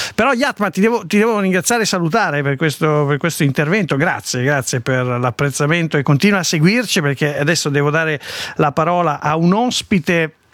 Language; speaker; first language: Italian; native; Italian